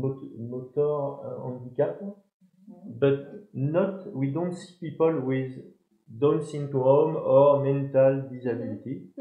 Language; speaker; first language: English; non-native, learner; French